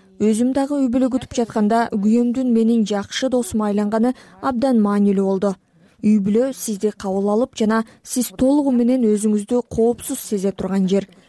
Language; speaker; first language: Kyrgyz; non-native, local second language; Russian